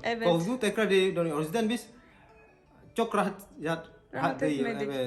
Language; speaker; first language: Turkish; non-native, learner; Indonesian